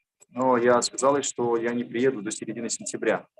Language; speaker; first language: Russian; native; Russian